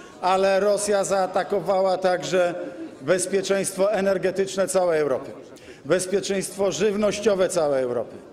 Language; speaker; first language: Polish; native; Polish